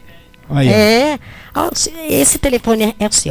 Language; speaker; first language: Portuguese; native; Portuguese